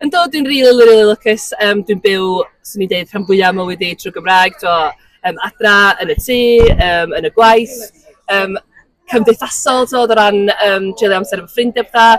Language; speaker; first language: Welsh; native; Welsh